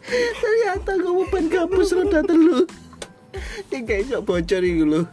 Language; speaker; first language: Indonesian; non-native, local second language; Javanese